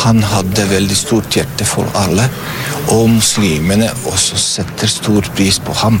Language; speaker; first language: Norwegian; non-native, fluent; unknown